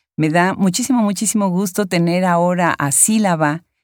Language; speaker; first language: Spanish; native; Spanish